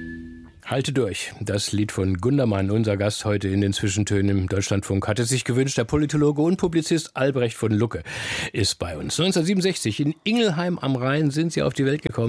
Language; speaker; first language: German; native; German